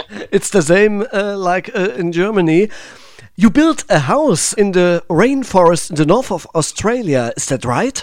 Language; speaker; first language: English; non-native, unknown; German